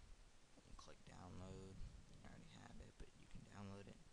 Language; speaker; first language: English; native; English